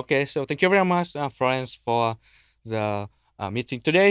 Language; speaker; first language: English; non-native, learner; Vietnamese